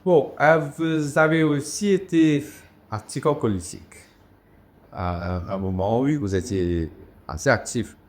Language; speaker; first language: French; non-native, local second language; Morisyen